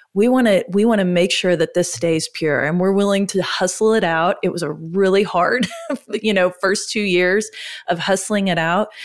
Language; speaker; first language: English; native; English